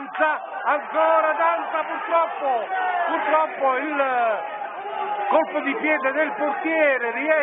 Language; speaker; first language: Italian; native; Italian